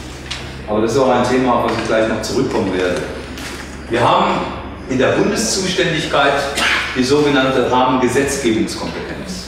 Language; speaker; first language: German; native; German